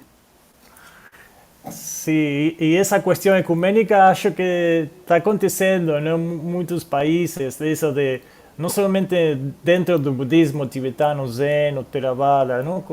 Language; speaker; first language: Portuguese; non-native, fluent; Spanish